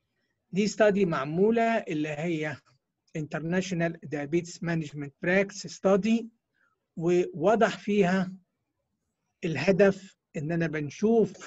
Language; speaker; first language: Arabic; native; Arabic